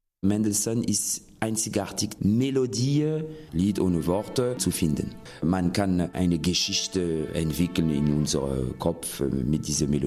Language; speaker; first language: German; non-native, fluent; French